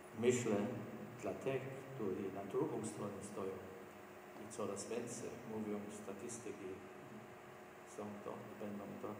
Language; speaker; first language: Polish; non-native, learner; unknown